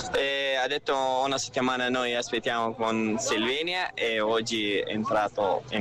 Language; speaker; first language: Italian; non-native, learner; Urdu